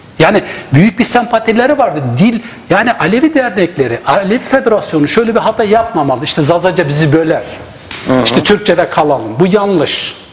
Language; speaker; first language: Turkish; non-native, local second language; Zaza